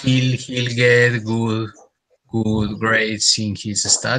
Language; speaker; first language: English; non-native, learner; Spanish